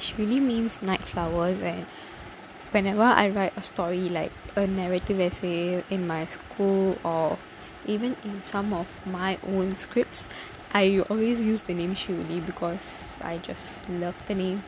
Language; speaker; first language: English; non-native, local second language; Tamil